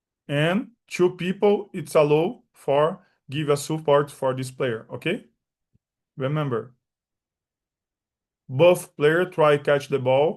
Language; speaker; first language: English; non-native, learner; Portuguese